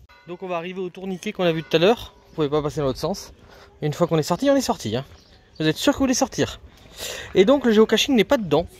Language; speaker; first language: French; native; French